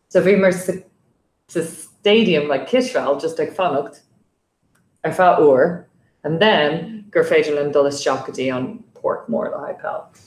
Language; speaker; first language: Irish; non-native, fluent; English